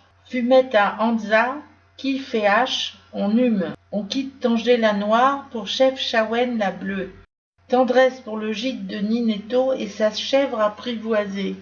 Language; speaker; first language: French; native; French